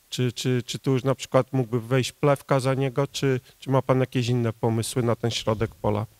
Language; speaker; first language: Polish; native; Polish